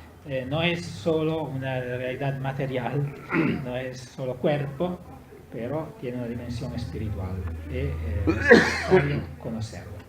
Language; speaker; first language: Spanish; non-native, fluent; Italian